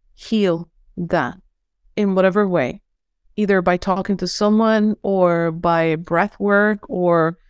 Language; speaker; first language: English; non-native, fluent; Spanish